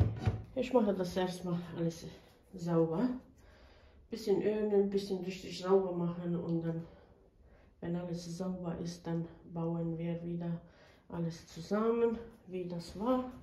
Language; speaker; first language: German; non-native, fluent; Bosnian